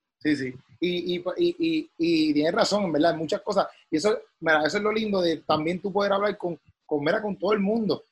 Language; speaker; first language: Spanish; native; Spanish